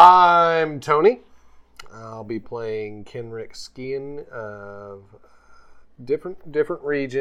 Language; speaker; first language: English; native; English